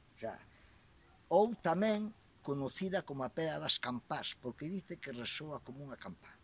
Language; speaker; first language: Galician; native; Galician